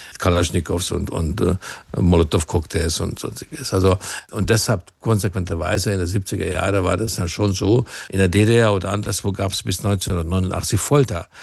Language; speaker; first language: German; non-native, fluent; Hungarian